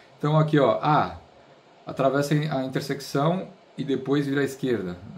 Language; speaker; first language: Portuguese; native; Portuguese